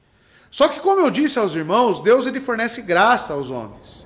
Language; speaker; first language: Portuguese; native; Portuguese